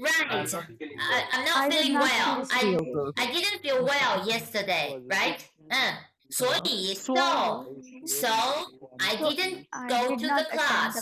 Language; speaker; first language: English; non-native, fluent; Chinese